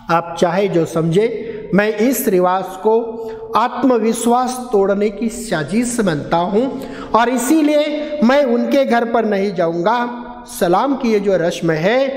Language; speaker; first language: Hindi; non-native, local second language; Marathi